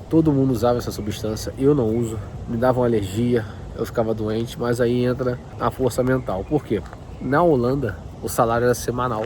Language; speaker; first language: Portuguese; native; Portuguese